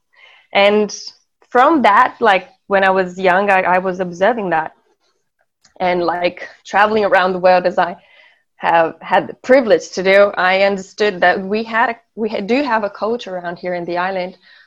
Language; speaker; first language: English; non-native, fluent; Portuguese